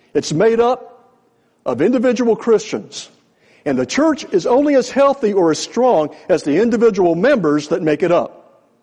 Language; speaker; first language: English; native; English